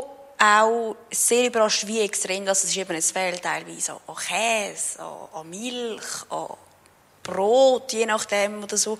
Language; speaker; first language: German; native; German